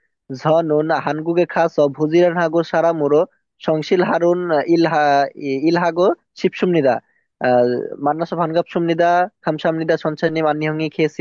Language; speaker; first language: Korean; non-native, learner; Bangla